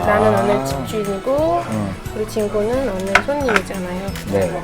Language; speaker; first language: Korean; non-native, fluent; Uzbek